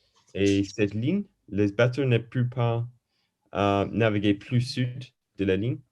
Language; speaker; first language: French; non-native, learner; English